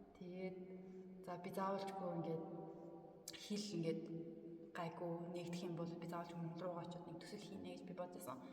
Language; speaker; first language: Mongolian; early bilingual, heritage; Mongolian